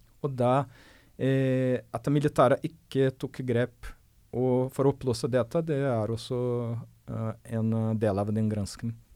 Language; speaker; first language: Norwegian; non-native, fluent; Portuguese